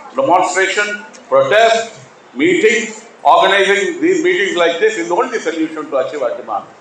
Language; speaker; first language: English; non-native, local second language; Telugu